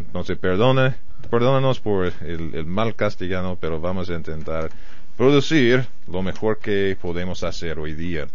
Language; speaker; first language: Spanish; non-native, fluent; English